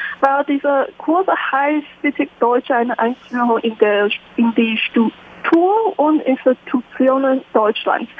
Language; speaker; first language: German; non-native, learner; Chinese